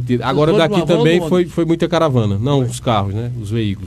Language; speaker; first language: Portuguese; native; Portuguese